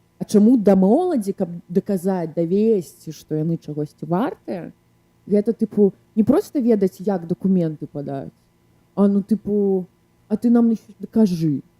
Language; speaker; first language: Belarusian; non-native, local second language; Russian